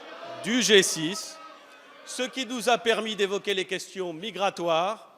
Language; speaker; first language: French; native; French